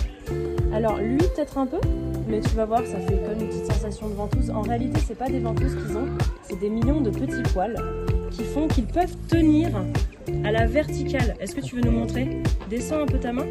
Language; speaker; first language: French; native; French